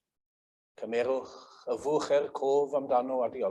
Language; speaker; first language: Welsh; native; Welsh